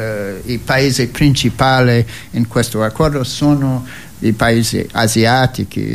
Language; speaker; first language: Italian; non-native, fluent; English